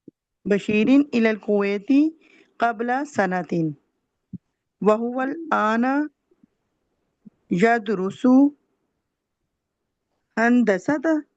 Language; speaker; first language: Arabic; non-native, learner; Urdu